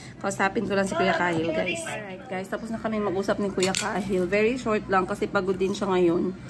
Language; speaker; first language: Filipino; non-native, local second language; Cebuano